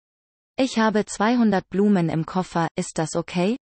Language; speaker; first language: German; non-native, learner; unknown